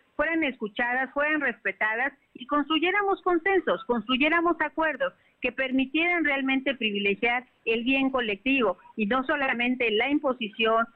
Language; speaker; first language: Spanish; native; Spanish